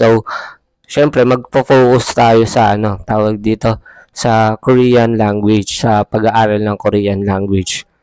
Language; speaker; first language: Filipino; native; Filipino